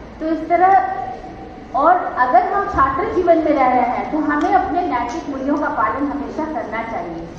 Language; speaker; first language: Hindi; native; Hindi